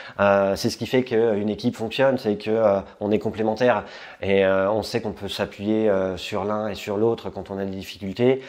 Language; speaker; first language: French; native; French